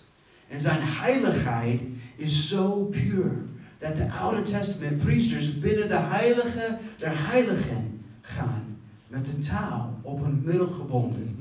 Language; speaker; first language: Dutch; non-native, fluent; English